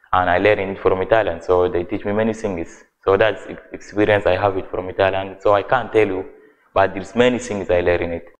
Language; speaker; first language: English; non-native, learner; Arabic